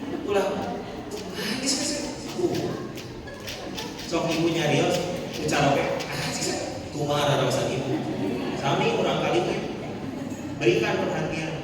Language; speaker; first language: Indonesian; non-native, local second language; Sundanese